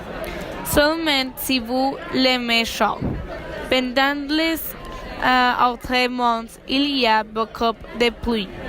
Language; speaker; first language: French; non-native, learner; Spanish